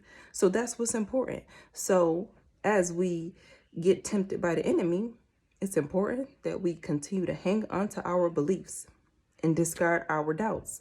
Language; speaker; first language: English; native; English